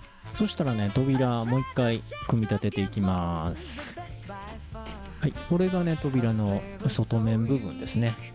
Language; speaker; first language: Japanese; native; Japanese